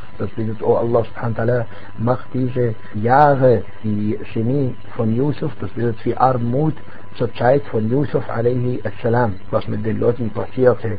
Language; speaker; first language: German; non-native, fluent; Arabic